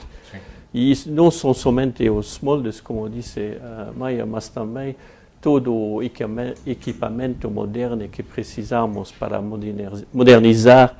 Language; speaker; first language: Portuguese; non-native, fluent; French